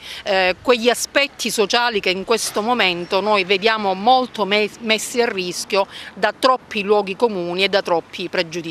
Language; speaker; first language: Italian; native; Italian